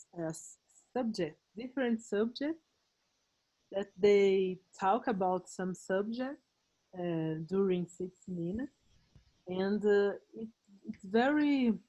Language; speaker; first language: English; non-native, learner; Portuguese